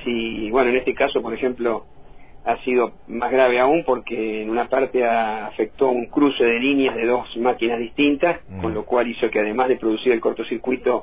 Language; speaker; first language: Spanish; native; Spanish